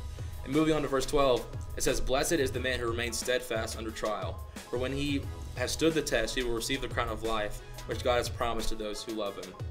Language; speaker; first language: English; native; English